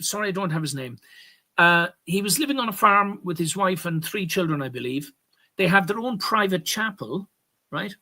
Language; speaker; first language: English; native; English